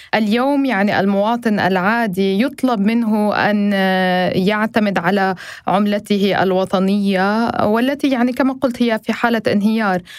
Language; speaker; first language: Arabic; native; Arabic